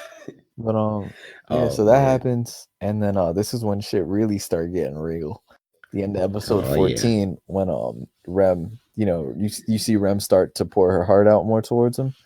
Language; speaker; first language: English; native; English